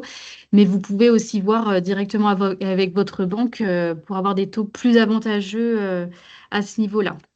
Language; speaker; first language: French; native; French